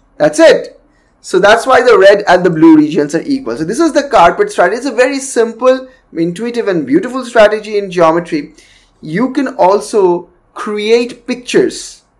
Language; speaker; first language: English; non-native, local second language; Bangla